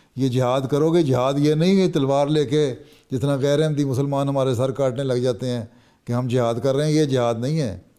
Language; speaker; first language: Urdu; native; Urdu